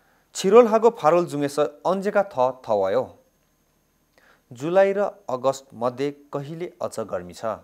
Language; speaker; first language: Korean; non-native, fluent; Nepali